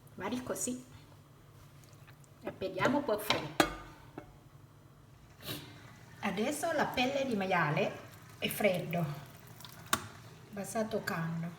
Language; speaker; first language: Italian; non-native, learner; Thai